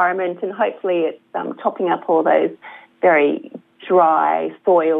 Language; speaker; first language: English; native; English